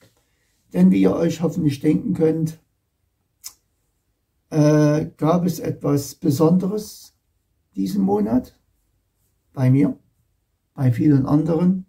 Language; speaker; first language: German; native; German